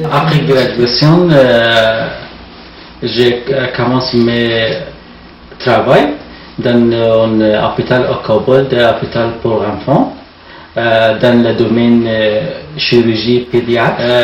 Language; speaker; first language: French; non-native, learner; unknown